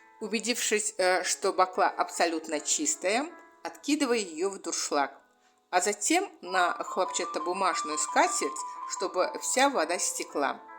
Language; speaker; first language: Russian; non-native, local second language; Azerbaijani